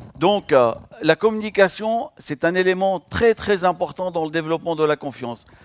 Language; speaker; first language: French; non-native, local second language; Arabic